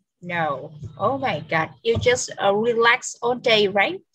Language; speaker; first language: English; non-native, fluent; Vietnamese